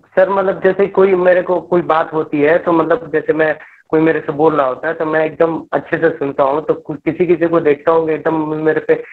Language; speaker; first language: Hindi; native; Hindi